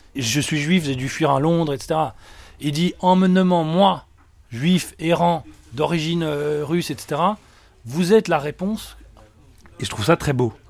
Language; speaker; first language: French; native; French